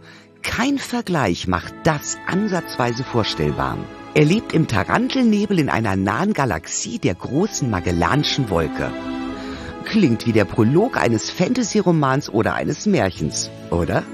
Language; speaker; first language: German; native; German